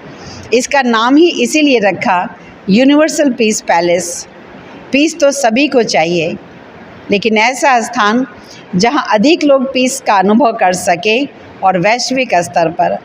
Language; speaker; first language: Hindi; native; Hindi